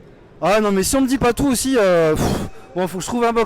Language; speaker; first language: French; native; French